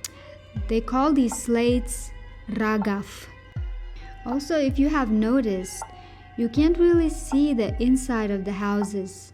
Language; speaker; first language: English; non-native, fluent; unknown